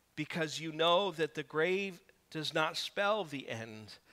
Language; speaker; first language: English; native; English